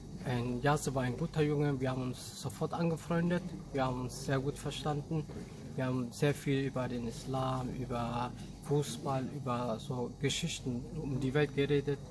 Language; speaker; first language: German; early bilingual, other home language; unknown